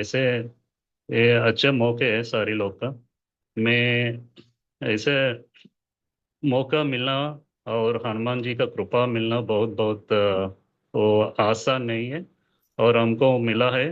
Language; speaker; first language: Hindi; non-native, local second language; Telugu